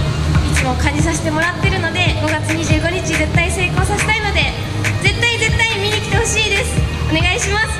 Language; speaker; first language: Japanese; native; Japanese